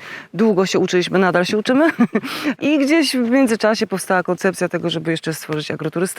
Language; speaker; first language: Polish; native; Polish